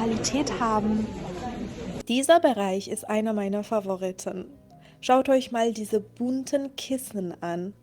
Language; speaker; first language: German; non-native, fluent; Persian